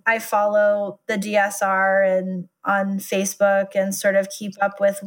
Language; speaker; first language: English; native; English